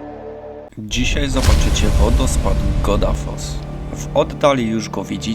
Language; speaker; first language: Polish; native; Polish